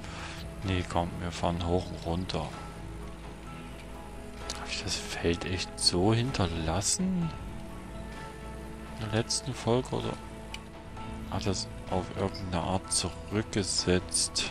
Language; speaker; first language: German; native; German